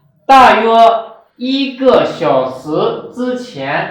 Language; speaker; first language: Chinese; non-native, fluent; Urdu